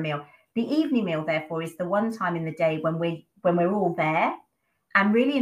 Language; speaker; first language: English; native; English